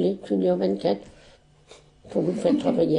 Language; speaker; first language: French; non-native, local second language; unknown